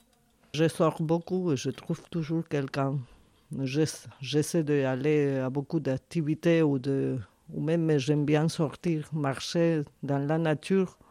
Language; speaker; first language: French; non-native, fluent; Spanish